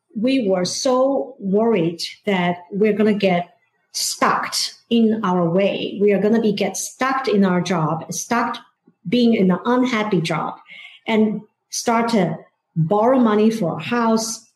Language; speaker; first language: English; non-native, fluent; Chinese